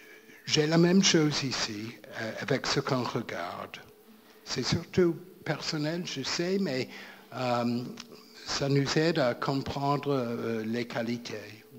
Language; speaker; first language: French; non-native, fluent; English